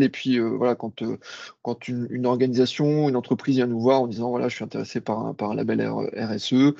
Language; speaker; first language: French; native; French